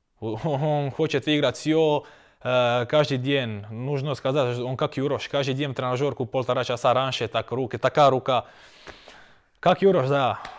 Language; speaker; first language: Russian; non-native, learner; Croatian